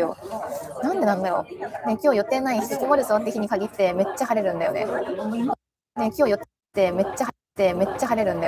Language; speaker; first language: Japanese; native; Japanese